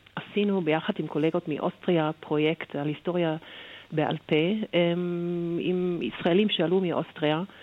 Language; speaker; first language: Hebrew; non-native, fluent; German